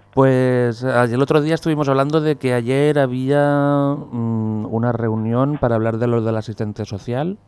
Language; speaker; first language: Spanish; non-native, local second language; Catalan